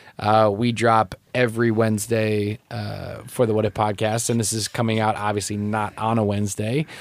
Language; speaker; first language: English; native; English